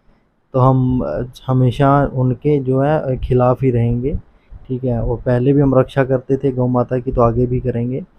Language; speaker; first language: Hindi; native; Hindi